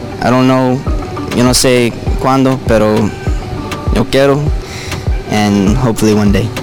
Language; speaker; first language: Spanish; early bilingual, heritage; English